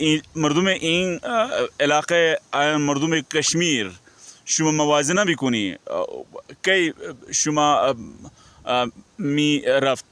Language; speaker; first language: Persian; non-native, learner; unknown